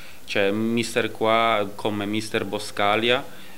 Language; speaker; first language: Italian; non-native, fluent; Polish